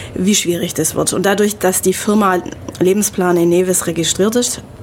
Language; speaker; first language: German; native; German